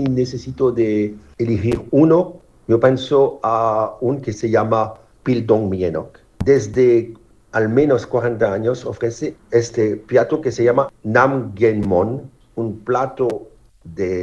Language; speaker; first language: Spanish; non-native, fluent; French